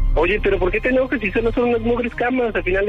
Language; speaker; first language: Spanish; native; Spanish